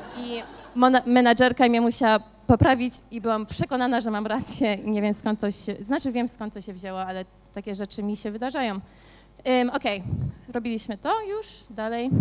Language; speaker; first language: Polish; early bilingual, heritage; Polish